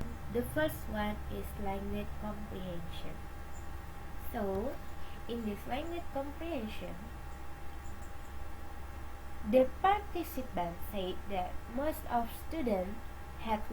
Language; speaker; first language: English; non-native, learner; Indonesian